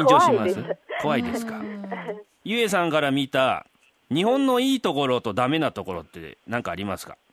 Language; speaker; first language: Japanese; native; Japanese